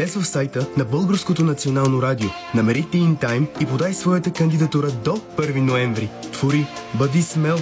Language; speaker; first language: Bulgarian; native; Bulgarian